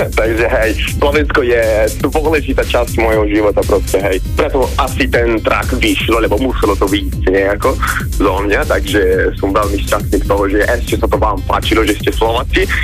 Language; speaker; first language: Slovak; early bilingual, heritage; Italian